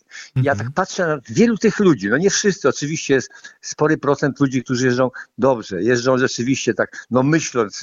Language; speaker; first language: Polish; native; Polish